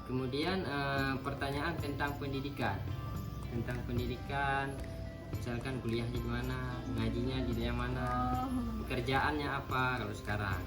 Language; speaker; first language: Indonesian; non-native, local second language; Achinese